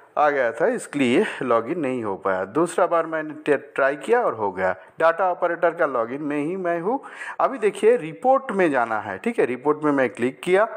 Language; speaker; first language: Hindi; non-native, local second language; Bangla